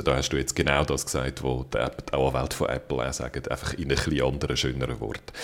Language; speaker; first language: German; native; German